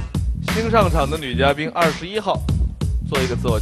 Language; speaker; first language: Chinese; native; Chinese